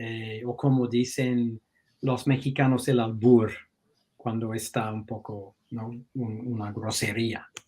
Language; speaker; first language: Spanish; non-native, fluent; English